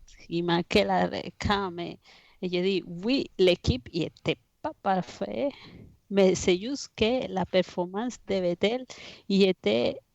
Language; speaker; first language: French; non-native, fluent; Spanish